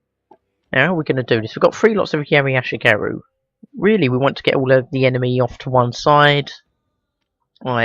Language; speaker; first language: English; native; English